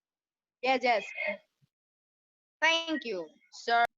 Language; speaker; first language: English; non-native, learner; Spanish